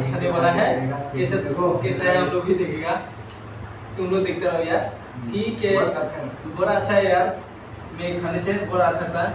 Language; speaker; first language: Hindi; non-native, local second language; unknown